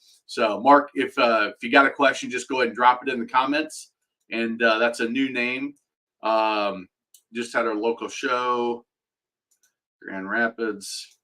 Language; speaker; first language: English; native; English